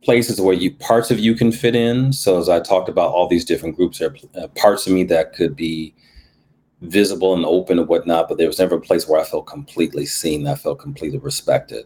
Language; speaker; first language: English; native; English